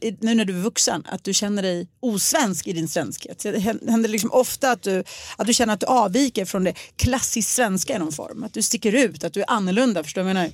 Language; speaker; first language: Swedish; early bilingual, other home language; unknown